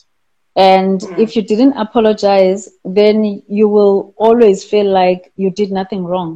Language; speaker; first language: English; non-native, local second language; Xhosa